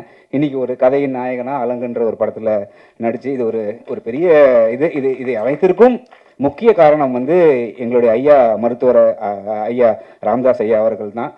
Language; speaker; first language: Tamil; native; Tamil